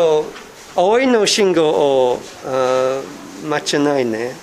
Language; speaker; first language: Japanese; non-native, learner; English